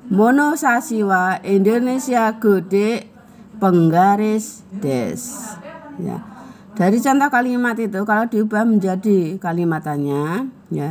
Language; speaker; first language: Indonesian; native; Indonesian